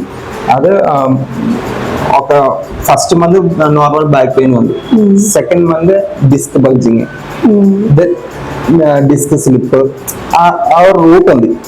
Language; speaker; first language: Telugu; non-native, learner; Malayalam